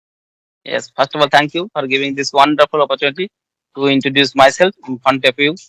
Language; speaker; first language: English; non-native, learner; Bangla